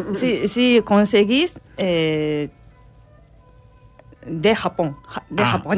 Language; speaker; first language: Spanish; non-native, learner; Japanese